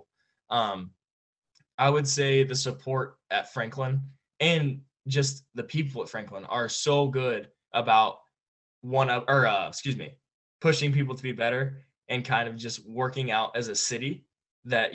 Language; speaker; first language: English; native; English